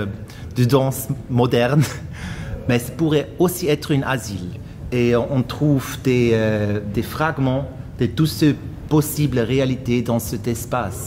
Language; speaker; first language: French; non-native, fluent; German